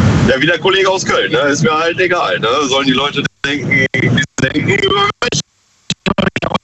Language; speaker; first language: German; native; German